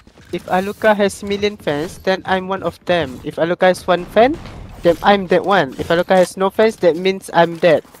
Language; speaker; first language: English; non-native, local second language; Malay